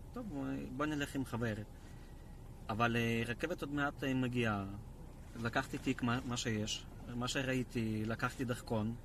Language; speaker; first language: Hebrew; non-native, fluent; Russian